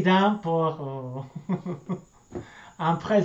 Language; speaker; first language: French; non-native, learner; English